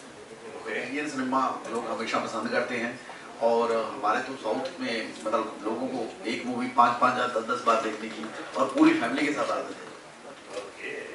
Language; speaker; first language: Hindi; non-native, local second language; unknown